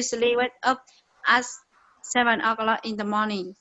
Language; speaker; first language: English; non-native, learner; Vietnamese